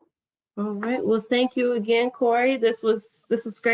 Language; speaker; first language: English; native; English